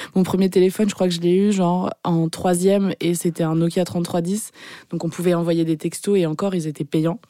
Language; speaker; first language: French; early bilingual, other home language; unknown